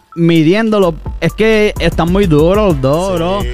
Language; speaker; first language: Spanish; native; Spanish